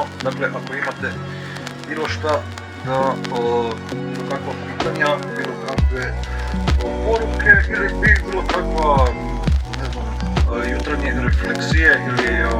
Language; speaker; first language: Croatian; native; Croatian